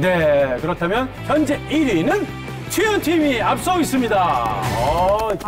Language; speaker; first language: Korean; native; Korean